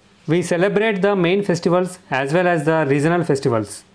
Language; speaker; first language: English; non-native, local second language; Telugu